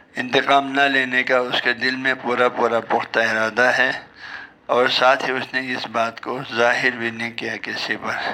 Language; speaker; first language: Urdu; non-native, local second language; Balti